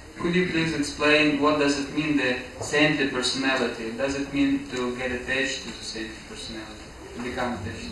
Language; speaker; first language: English; non-native, fluent; Russian